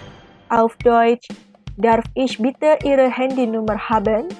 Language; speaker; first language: German; non-native, fluent; Indonesian